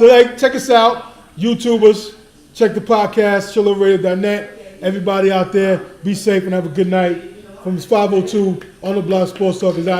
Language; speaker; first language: English; native; English